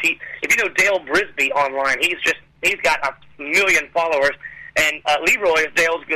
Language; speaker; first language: English; native; English